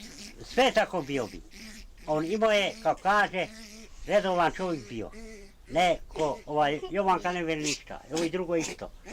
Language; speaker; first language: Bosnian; non-native, local second language; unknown